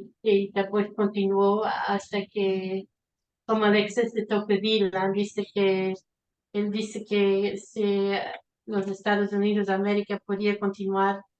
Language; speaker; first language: Spanish; non-native, fluent; Portuguese